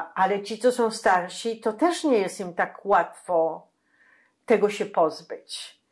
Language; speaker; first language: Polish; non-native, local second language; Yiddish